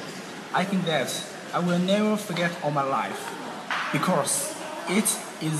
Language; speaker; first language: English; non-native, learner; Chinese